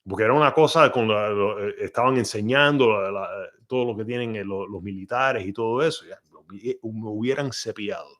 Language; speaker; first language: Spanish; early bilingual, heritage; Spanish